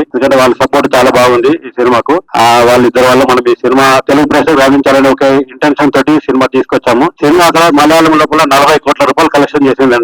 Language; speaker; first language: Telugu; native; Telugu